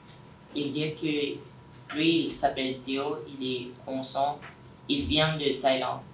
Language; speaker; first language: French; non-native, learner; Thai